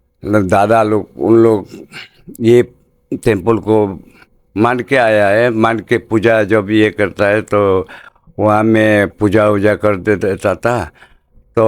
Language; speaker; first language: Hindi; non-native, local second language; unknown